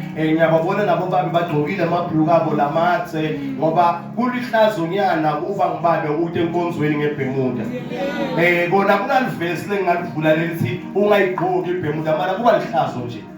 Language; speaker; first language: Zulu; non-native, local second language; Swati